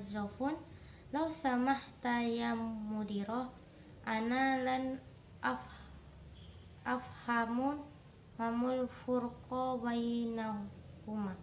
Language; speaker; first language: Arabic; non-native, learner; Indonesian